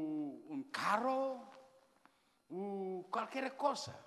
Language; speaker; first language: Spanish; non-native, learner; Wolof